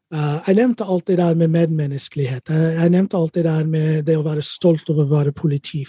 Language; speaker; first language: Norwegian; non-native, fluent; English